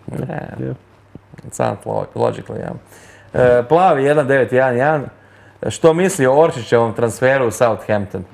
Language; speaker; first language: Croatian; native; Croatian